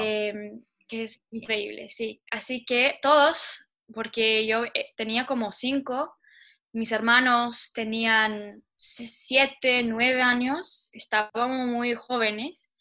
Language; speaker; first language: Spanish; non-native, fluent; English